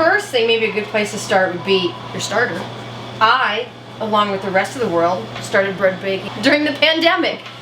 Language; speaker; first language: English; native; English